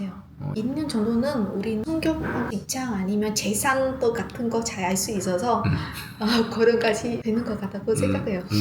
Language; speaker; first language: Korean; non-native, learner; Vietnamese